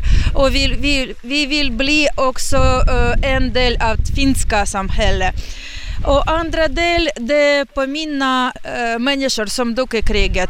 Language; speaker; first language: Swedish; non-native, learner; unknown